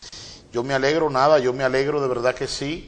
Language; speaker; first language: Spanish; native; Spanish